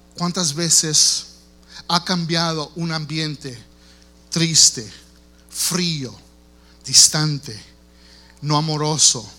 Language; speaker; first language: Spanish; early bilingual, heritage; Spanish